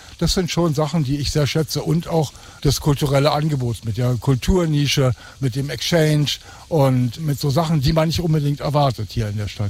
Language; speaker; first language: German; native; German